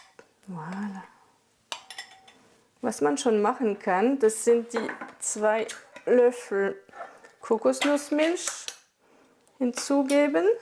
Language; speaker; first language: German; non-native, fluent; French